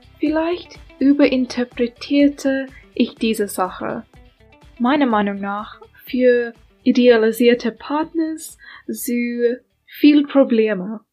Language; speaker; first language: German; non-native, learner; English